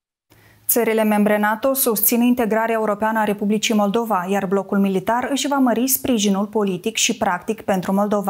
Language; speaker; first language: Romanian; native; Romanian